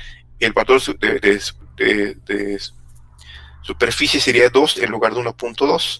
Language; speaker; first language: Spanish; native; Spanish